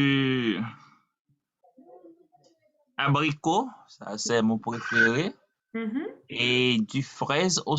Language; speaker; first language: French; non-native, learner; Haitian Creole